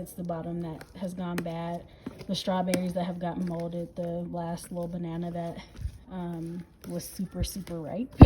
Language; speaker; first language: English; native; English